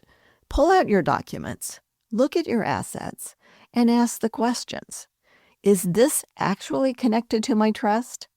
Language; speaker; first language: English; native; English